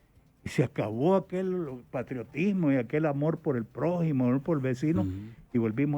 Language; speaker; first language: Spanish; native; Spanish